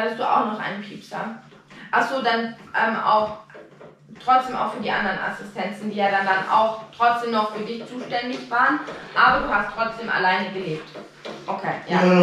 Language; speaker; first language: German; native; German